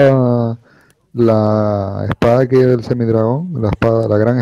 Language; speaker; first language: Spanish; native; Spanish